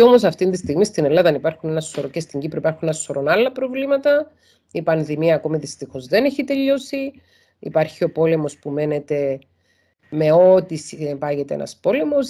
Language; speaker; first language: Greek; native; Greek